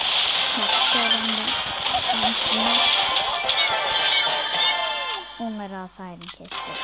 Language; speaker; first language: Turkish; native; Turkish